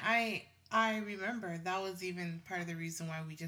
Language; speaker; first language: English; non-native, local second language; Swahili